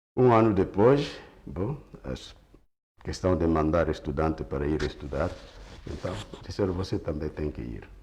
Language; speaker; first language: Portuguese; non-native, local second language; Kongo